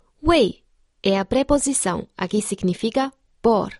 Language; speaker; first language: Portuguese; non-native, fluent; Chinese